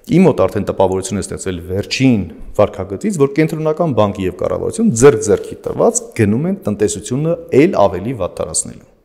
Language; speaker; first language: Armenian; native; Armenian